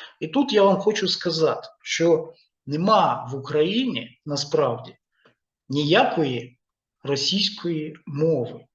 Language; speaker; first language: Ukrainian; non-native, local second language; Russian